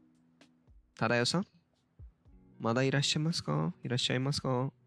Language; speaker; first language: Japanese; non-native, learner; Turkish